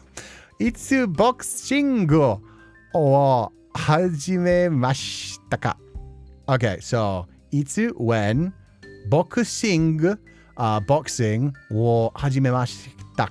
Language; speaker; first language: Japanese; non-native, learner; English